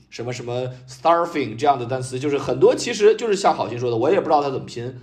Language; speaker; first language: Chinese; native; Chinese